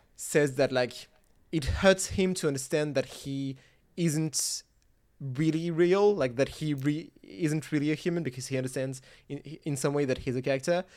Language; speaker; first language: English; non-native, fluent; French